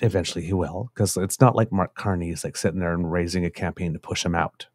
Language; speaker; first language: English; native; English